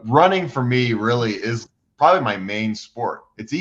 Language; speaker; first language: English; native; English